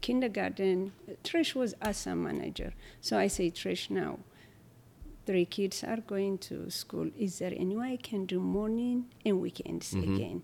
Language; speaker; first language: English; non-native, learner; Tigrinya